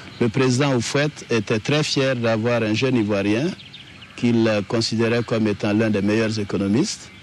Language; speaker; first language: French; non-native, local second language; Dyula